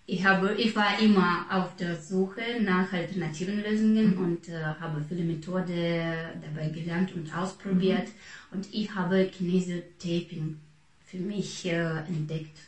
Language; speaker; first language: German; non-native, fluent; Russian